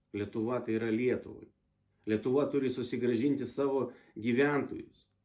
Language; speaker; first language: Lithuanian; non-native, local second language; Russian